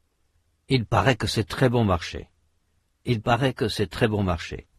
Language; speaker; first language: French; native; French